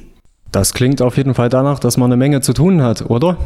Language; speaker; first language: German; native; German